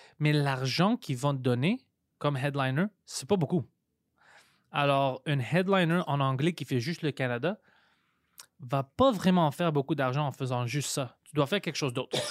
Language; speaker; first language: French; non-native, local second language; Greek